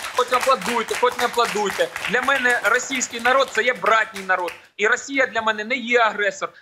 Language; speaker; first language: Ukrainian; native; Ukrainian